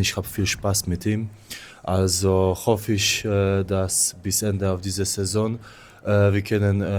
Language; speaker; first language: German; non-native, learner; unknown